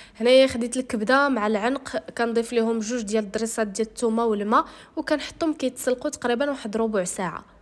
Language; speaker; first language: Arabic; native; Arabic